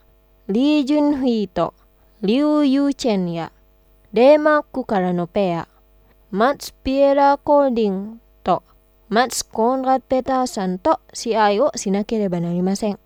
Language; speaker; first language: Japanese; non-native, fluent; Indonesian